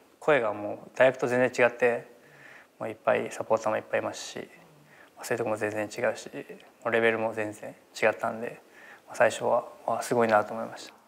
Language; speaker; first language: Japanese; native; Japanese